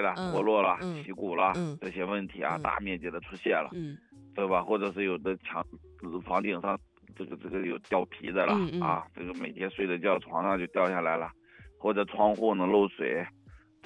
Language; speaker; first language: Chinese; native; Chinese